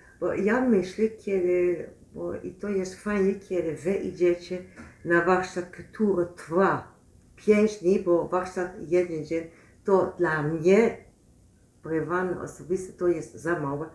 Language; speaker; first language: Polish; non-native, learner; Dutch